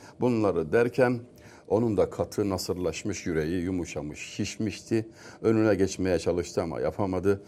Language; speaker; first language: Turkish; native; Turkish